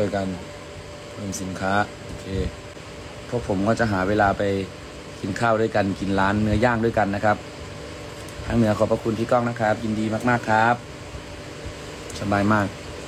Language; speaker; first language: Thai; native; Thai